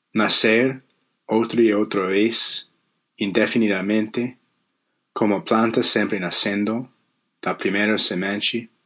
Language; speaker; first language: Portuguese; non-native, learner; English